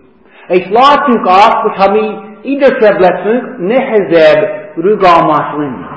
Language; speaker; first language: Hungarian; non-native, fluent; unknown